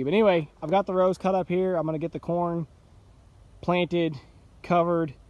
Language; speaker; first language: English; native; English